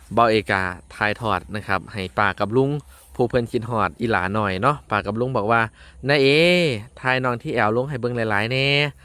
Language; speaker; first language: Thai; non-native, local second language; Northeastern Thai